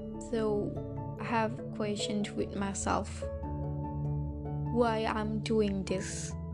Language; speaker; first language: English; non-native, learner; Indonesian